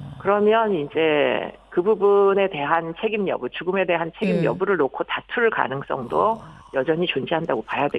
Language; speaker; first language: Korean; native; Korean